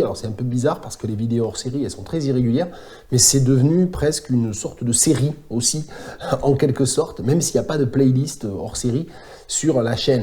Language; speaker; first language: French; native; French